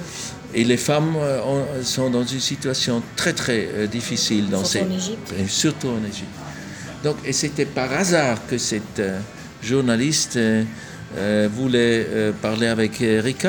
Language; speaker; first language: French; non-native, local second language; German